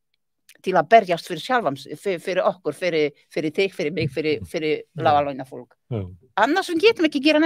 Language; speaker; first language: Icelandic; non-native, learner; Polish